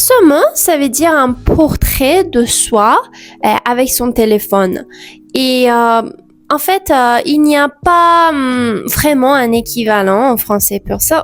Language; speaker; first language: French; non-native, fluent; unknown